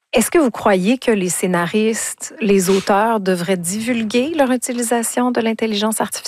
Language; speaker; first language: French; native; French